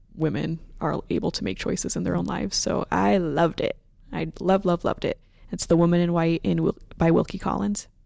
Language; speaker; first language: English; native; English